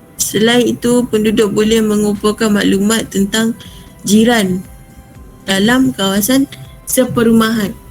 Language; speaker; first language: Malay; native; Malay